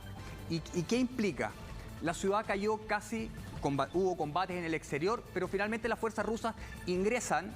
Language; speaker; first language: Spanish; native; Spanish